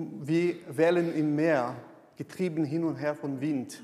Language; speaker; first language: German; non-native, fluent; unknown